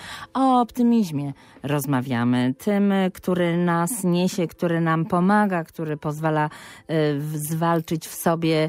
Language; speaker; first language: Polish; native; Polish